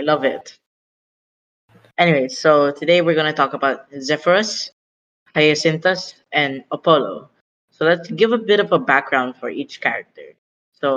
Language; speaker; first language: English; non-native, local second language; Filipino